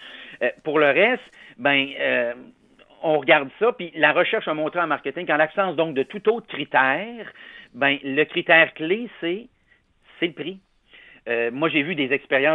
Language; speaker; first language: French; native; French